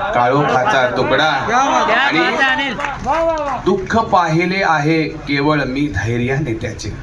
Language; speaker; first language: Marathi; non-native, local second language; Konkani